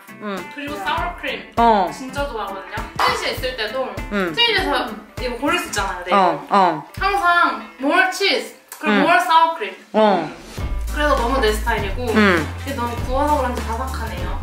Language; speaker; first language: Korean; non-native, fluent; Arabic